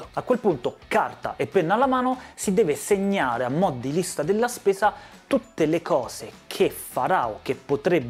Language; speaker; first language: Italian; native; Italian